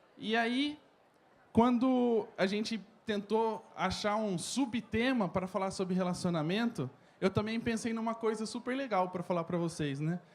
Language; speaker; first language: Portuguese; native; Portuguese